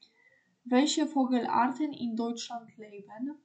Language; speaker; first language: German; non-native, fluent; Polish